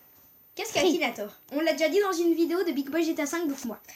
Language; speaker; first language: French; native; French